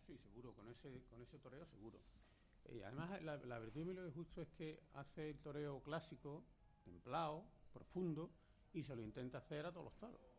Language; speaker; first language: Spanish; native; Spanish